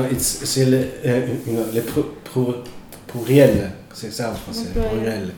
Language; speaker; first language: French; non-native, fluent; Italian